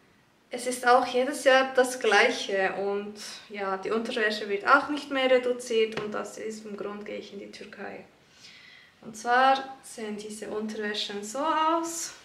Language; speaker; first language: German; early bilingual, other home language; Turkish